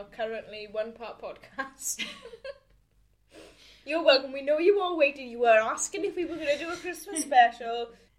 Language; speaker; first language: English; native; English